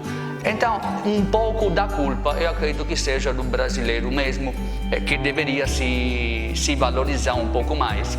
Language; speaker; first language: Portuguese; non-native, fluent; Italian